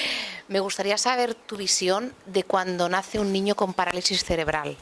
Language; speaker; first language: Spanish; native; Spanish